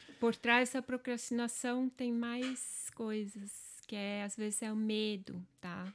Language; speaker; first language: Portuguese; non-native, local second language; German